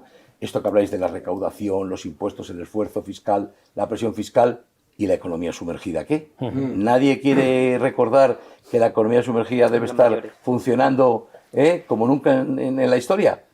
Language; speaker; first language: Spanish; native; Spanish